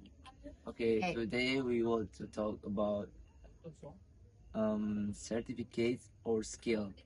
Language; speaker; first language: English; non-native, learner; Indonesian